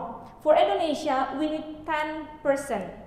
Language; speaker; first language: English; non-native, learner; Indonesian